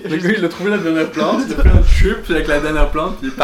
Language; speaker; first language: French; native; French